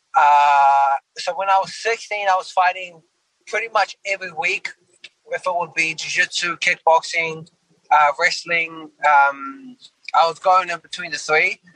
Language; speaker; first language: English; native; English